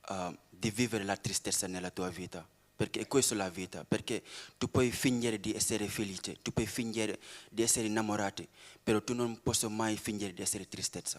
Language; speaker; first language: Italian; non-native, learner; Wolof